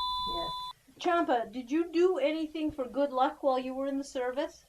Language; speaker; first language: English; native; English